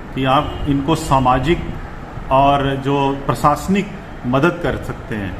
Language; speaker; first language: Hindi; non-native, local second language; Punjabi